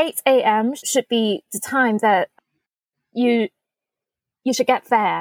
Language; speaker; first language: English; non-native, fluent; Chinese